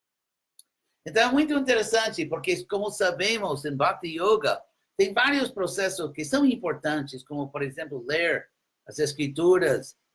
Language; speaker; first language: Portuguese; non-native, fluent; English